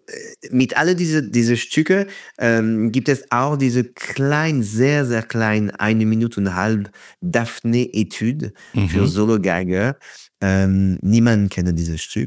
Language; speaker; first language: German; non-native, fluent; French